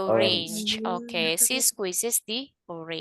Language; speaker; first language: English; non-native, fluent; Indonesian